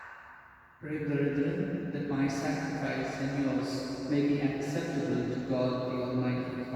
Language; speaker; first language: English; non-native, local second language; Konkani